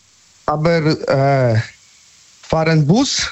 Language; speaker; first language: German; non-native, learner; Polish